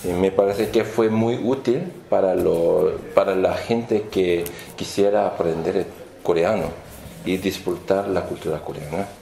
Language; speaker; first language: Spanish; non-native, fluent; Korean